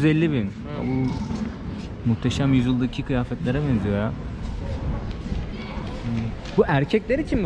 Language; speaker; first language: Turkish; native; Turkish